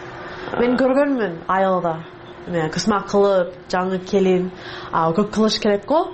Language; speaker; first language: Kyrgyz; non-native, learner; English